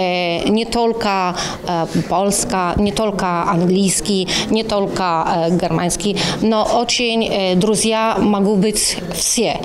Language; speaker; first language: Russian; non-native, learner; Polish